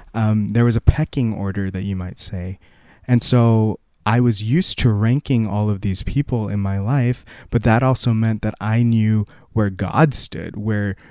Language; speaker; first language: English; early bilingual, other home language; Korean